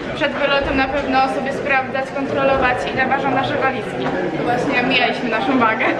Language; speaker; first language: Polish; native; Polish